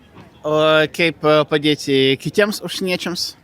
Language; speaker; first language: Lithuanian; non-native, fluent; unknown